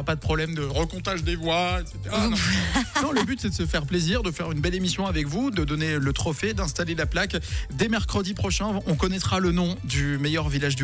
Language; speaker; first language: French; native; French